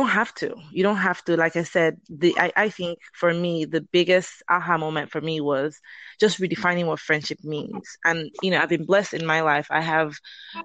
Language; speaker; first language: English; non-native, local second language; Yoruba